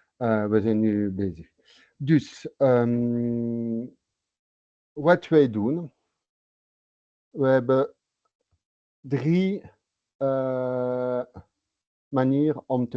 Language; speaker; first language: Dutch; non-native, local second language; French